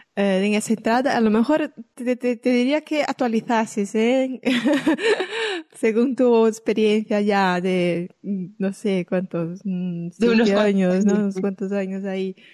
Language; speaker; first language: Spanish; non-native, fluent; Portuguese